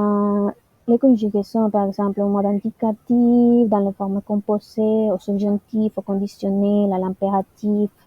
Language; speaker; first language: French; non-native, learner; Spanish